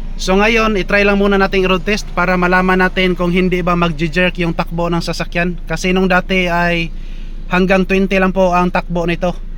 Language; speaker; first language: Filipino; non-native, local second language; Cebuano